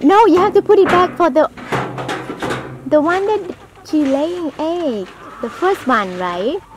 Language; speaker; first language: English; non-native, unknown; Thai